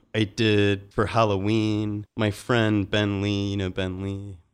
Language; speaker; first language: English; native; English